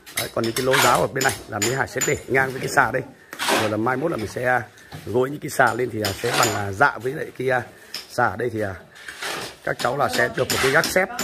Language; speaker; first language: Vietnamese; native; Vietnamese